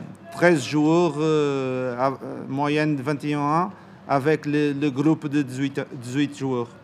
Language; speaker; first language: French; non-native, learner; Portuguese